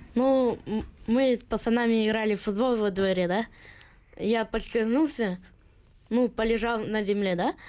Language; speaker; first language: Russian; native; Russian